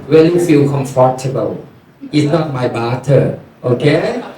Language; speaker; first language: English; non-native, learner; Thai